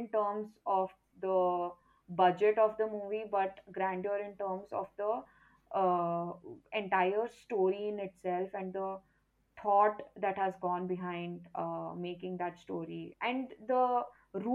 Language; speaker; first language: English; non-native, local second language; Kannada